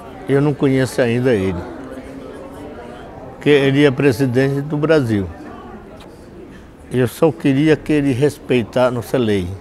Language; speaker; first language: Portuguese; non-native, local second language; Yanomámi